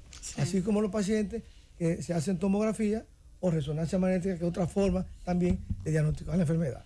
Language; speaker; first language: Spanish; native; Spanish